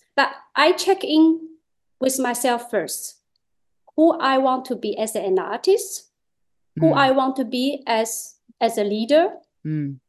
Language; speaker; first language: English; non-native, learner; Chinese